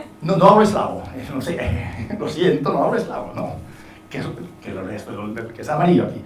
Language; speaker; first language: Spanish; non-native, fluent; Italian